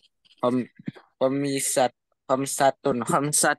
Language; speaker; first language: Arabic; non-native, learner; Indonesian